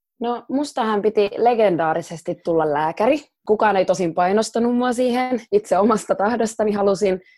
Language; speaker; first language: Finnish; early bilingual, other home language; Somali